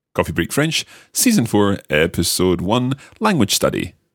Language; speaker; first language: English; native; English